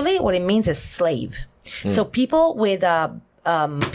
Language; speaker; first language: English; non-native, fluent; Italian